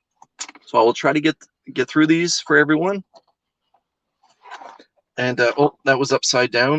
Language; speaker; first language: English; native; English